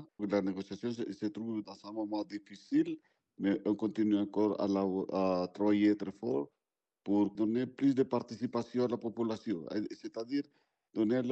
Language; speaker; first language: French; non-native, fluent; Spanish